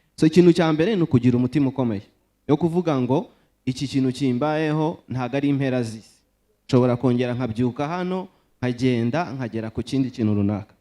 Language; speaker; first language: Kinyarwanda; native; Kinyarwanda